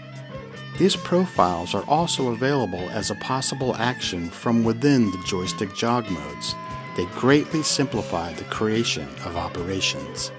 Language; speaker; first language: English; native; English